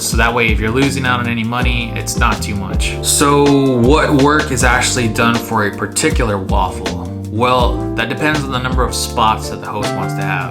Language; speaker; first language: English; native; English